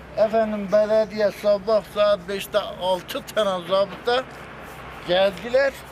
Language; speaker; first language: Turkish; native; Turkish